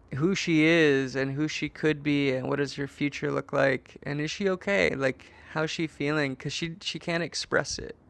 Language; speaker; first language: English; native; English